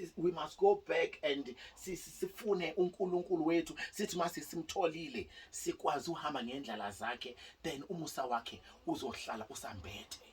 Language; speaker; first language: Zulu; non-native, local second language; Northern Sotho